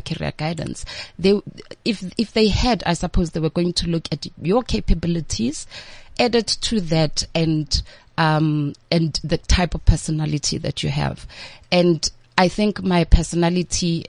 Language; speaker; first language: English; non-native, local second language; Northern Sotho